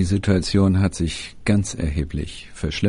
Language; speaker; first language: German; native; German